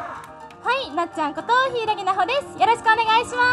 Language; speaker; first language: Japanese; native; Japanese